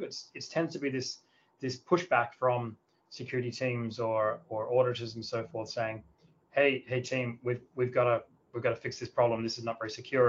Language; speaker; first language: English; native; English